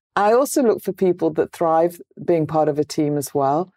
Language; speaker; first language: English; native; English